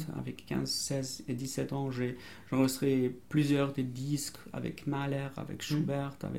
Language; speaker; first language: French; non-native, fluent; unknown